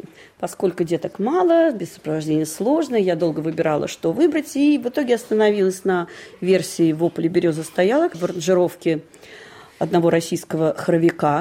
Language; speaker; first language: Russian; native; Russian